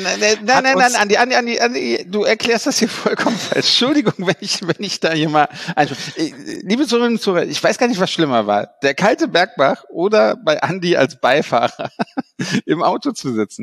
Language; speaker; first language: German; native; German